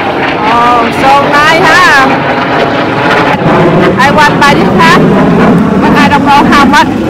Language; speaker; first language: English; non-native, learner; Vietnamese